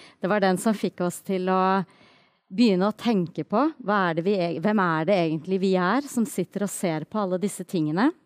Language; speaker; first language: Norwegian; native; Norwegian